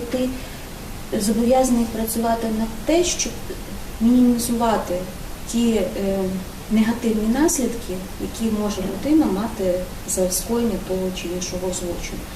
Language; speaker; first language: Ukrainian; native; Ukrainian